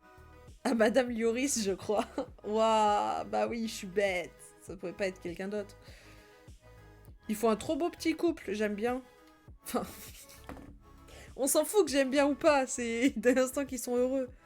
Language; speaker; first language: French; native; French